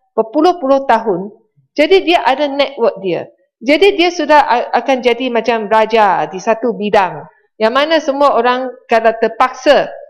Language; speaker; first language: Malay; non-native, local second language; Chinese